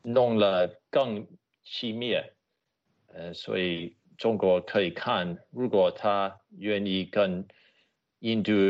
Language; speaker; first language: Chinese; non-native, fluent; English